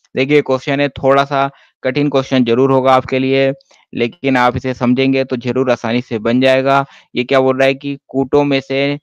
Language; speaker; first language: Hindi; native; Hindi